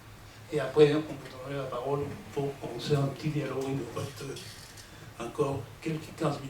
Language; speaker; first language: French; non-native, fluent; Spanish